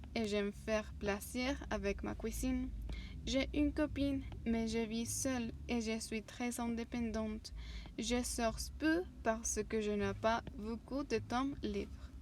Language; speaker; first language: French; non-native, fluent; Spanish